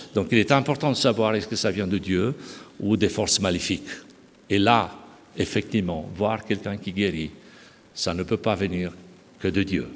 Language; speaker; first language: French; non-native, fluent; Romanian